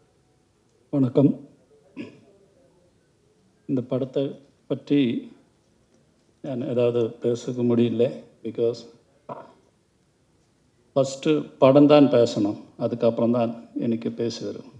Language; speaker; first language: Tamil; non-native, learner; Malayalam